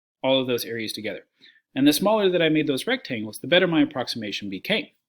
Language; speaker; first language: English; native; English